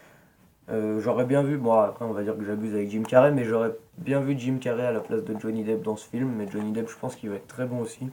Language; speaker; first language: French; native; French